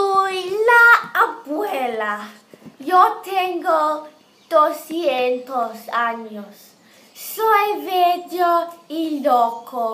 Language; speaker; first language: Spanish; non-native, learner; English